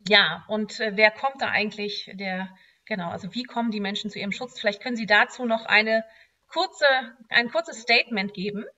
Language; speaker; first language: German; native; German